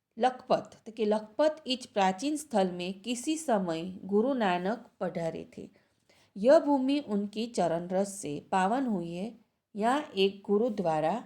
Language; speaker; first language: Hindi; non-native, local second language; Gujarati